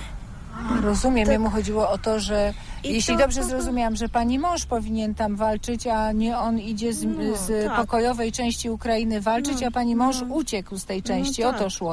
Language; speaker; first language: Ukrainian; non-native, learner; Polish